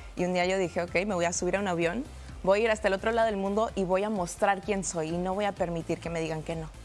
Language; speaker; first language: Spanish; early bilingual, heritage; Spanish